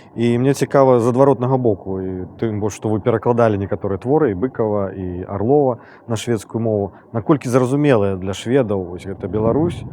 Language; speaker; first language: Belarusian; non-native, local second language; Russian